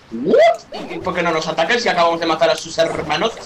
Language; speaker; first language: Spanish; native; Spanish